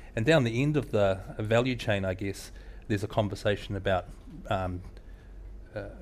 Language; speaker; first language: English; native; English